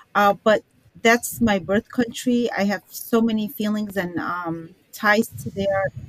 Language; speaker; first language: English; early bilingual, other home language; Arabic